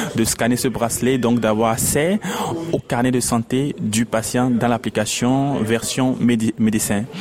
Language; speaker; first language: French; non-native, local second language; Ewe